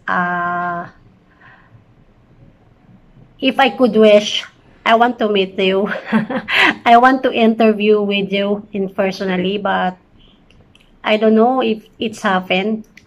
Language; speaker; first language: English; non-native, local second language; Filipino